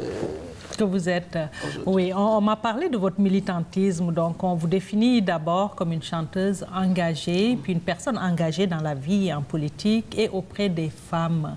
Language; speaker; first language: French; native; French